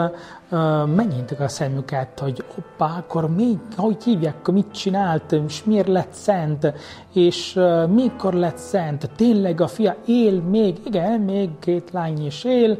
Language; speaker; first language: Hungarian; non-native, fluent; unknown